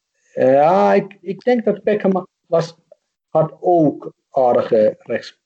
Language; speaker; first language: Dutch; non-native, fluent; Finnish